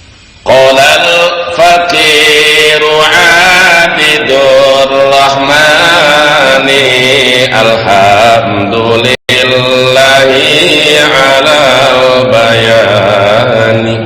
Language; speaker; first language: Arabic; non-native, fluent; Sundanese